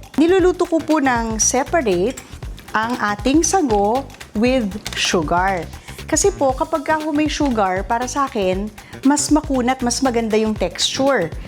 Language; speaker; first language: Filipino; non-native, local second language; Iloko